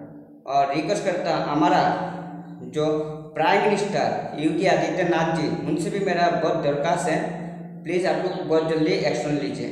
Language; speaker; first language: Hindi; non-native, local second language; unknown